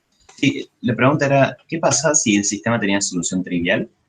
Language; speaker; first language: Spanish; native; Spanish